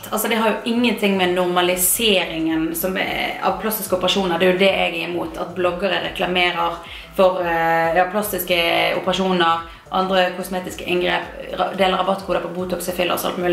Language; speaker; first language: Norwegian; native; Norwegian